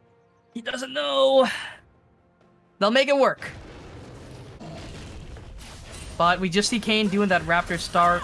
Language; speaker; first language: English; native; English